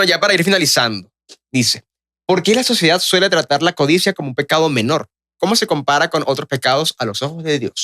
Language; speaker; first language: Spanish; native; Spanish